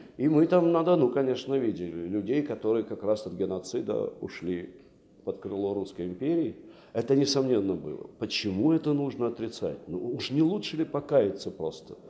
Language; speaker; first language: Russian; native; Russian